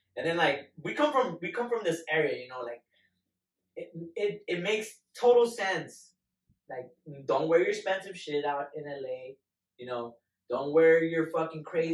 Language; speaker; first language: English; early bilingual, other home language; Spanish